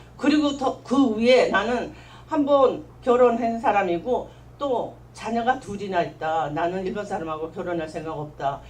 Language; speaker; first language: Korean; native; Korean